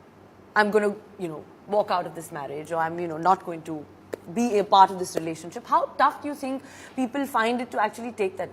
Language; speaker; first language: English; non-native, local second language; Hindi